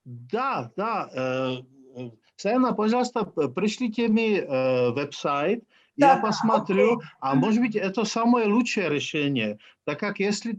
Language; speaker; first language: Russian; non-native, fluent; Czech